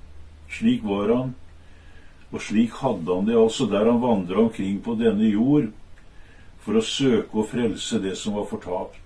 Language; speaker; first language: Norwegian; native; Norwegian